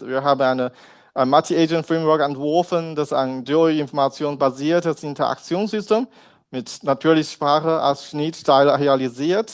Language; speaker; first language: German; non-native, learner; Chinese